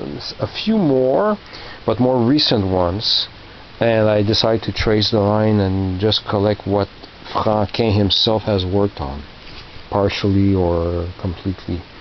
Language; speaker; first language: English; non-native, local second language; French